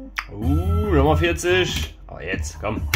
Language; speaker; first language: German; native; German